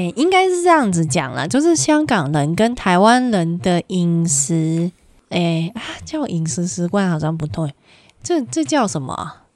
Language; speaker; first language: Chinese; non-native, local second language; Cantonese